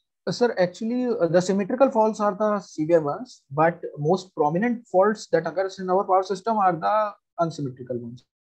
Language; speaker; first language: English; non-native, local second language; Hindi